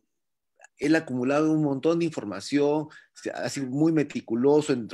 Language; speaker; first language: Spanish; native; Spanish